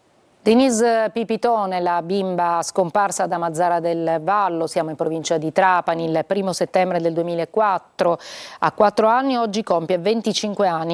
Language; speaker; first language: Italian; native; Italian